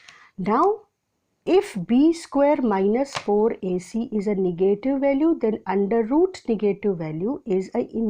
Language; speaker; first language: English; non-native, local second language; Hindi